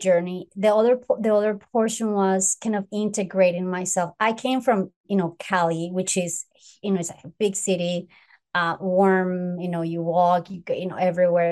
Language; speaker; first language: English; non-native, fluent; Spanish